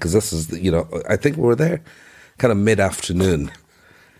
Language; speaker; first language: English; non-native, local second language; Igbo